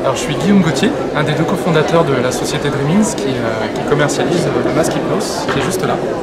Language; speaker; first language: French; native; French